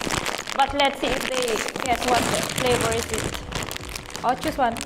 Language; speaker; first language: English; non-native, local second language; Filipino